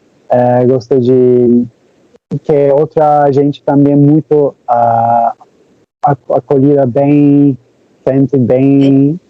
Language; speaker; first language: Portuguese; non-native, learner; Turkish